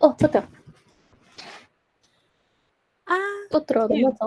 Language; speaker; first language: Chinese; early bilingual, heritage; Chinese